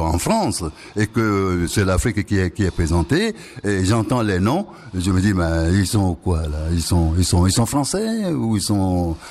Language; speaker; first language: French; non-native, local second language; Ewe